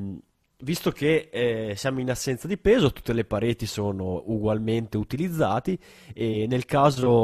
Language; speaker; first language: Italian; native; Italian